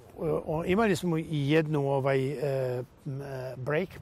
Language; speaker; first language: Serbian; non-native, local second language; Hungarian